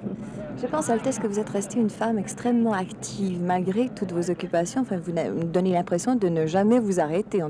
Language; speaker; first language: French; native; French